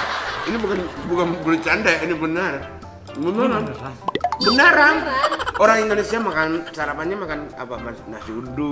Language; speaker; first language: Indonesian; non-native, fluent; Japanese